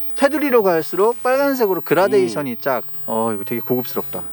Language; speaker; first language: Korean; native; Korean